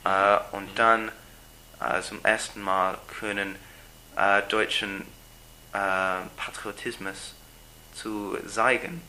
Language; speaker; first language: German; non-native, learner; English